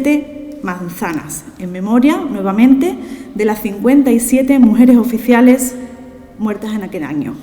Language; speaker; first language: Spanish; native; Spanish